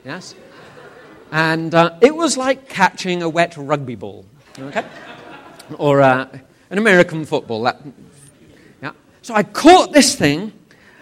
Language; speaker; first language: English; native; English